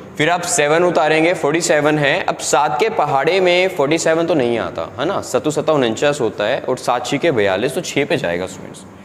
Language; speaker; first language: Hindi; native; Hindi